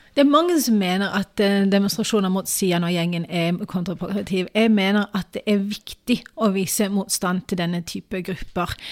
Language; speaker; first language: Norwegian; early bilingual, other home language; Urdu